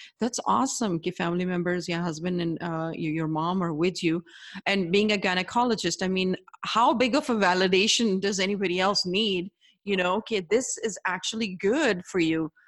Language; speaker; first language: English; non-native, local second language; Hindi